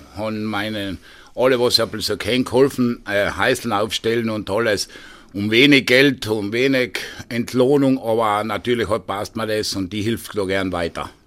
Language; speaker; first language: German; native; German